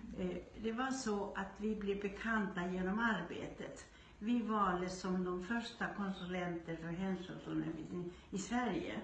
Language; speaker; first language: Swedish; non-native, fluent; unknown